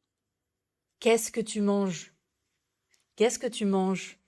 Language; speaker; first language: French; non-native, fluent; Serbian